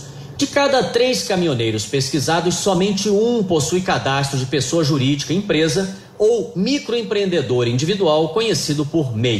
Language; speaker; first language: Portuguese; native; Portuguese